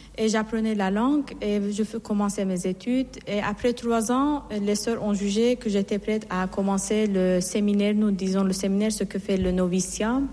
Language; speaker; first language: French; non-native, fluent; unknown